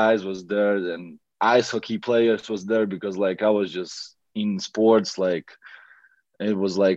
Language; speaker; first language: English; non-native, fluent; Latvian